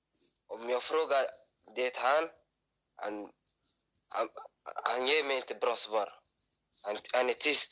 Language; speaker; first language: Swedish; early bilingual, other home language; Somali